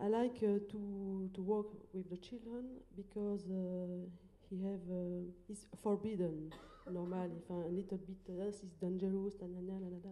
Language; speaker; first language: English; non-native, learner; French